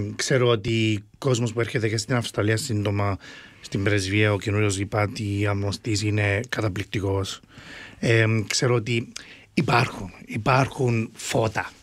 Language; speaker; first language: Greek; early bilingual, heritage; Greek